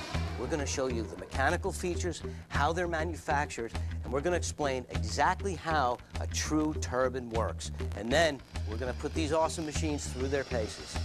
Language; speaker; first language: English; native; English